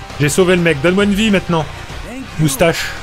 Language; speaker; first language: French; native; French